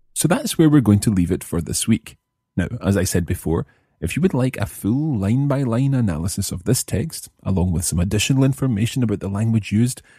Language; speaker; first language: English; native; English